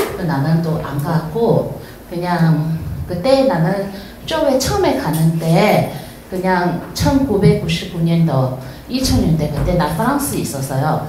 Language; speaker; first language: Korean; non-native, learner; Chinese